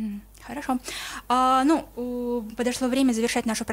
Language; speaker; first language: Russian; non-native, local second language; Kyrgyz